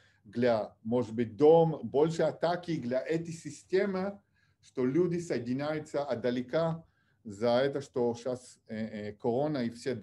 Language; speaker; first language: Russian; early bilingual, heritage; Russian